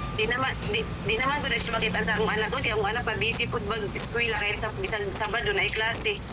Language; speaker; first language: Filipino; non-native, local second language; Cebuano